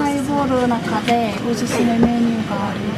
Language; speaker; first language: Japanese; non-native, learner; Korean